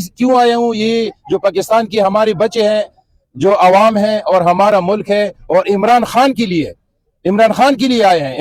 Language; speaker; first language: Urdu; non-native, local second language; Punjabi